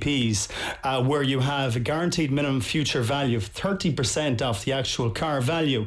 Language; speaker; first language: English; native; English